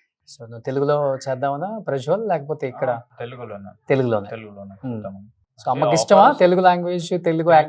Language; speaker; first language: Telugu; native; Telugu